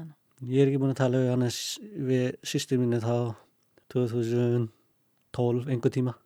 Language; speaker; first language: Icelandic; non-native, learner; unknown